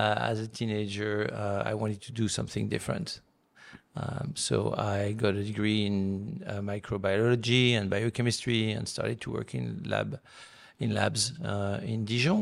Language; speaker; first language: English; non-native, fluent; French